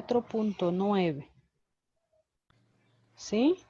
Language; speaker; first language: Spanish; native; Spanish